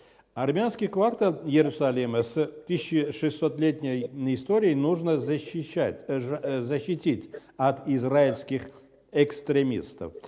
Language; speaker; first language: Russian; non-native, fluent; Armenian